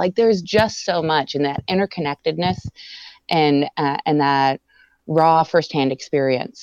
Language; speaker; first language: English; native; English